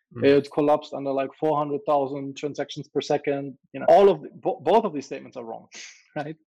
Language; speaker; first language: English; non-native, fluent; German